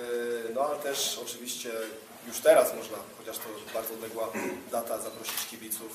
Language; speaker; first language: Polish; native; Polish